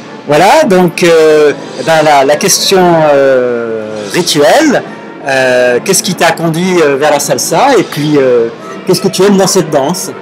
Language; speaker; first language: French; native; French